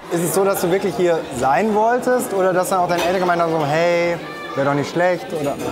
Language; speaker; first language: German; native; German